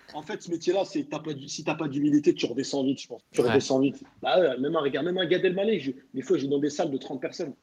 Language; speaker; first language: French; native; French